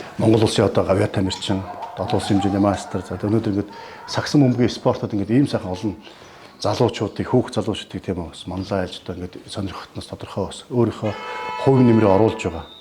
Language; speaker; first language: Mongolian; native; Mongolian